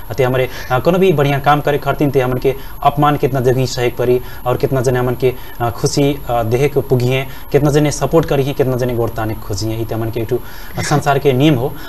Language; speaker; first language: Bhojpuri; non-native, local second language; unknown